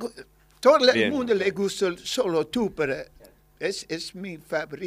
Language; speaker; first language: Spanish; non-native, learner; English